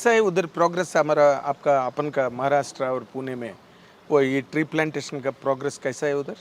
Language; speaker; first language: Hindi; non-native, local second language; Telugu